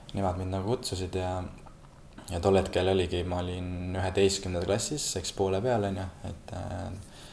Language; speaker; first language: Estonian; native; Estonian